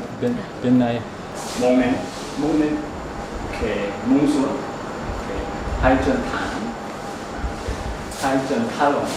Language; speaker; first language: Vietnamese; non-native, learner; Korean